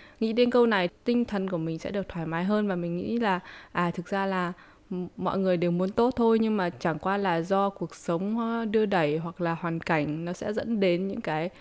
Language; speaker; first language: Vietnamese; early bilingual, heritage; Vietnamese